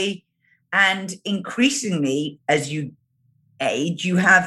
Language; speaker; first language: English; native; English